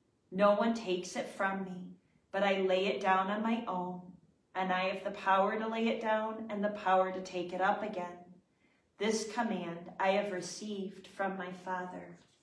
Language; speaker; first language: English; native; English